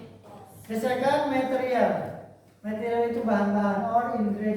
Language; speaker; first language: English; non-native, fluent; Indonesian